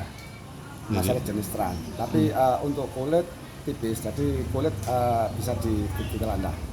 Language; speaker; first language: Indonesian; non-native, local second language; Javanese